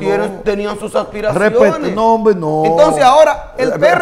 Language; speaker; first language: Spanish; native; Spanish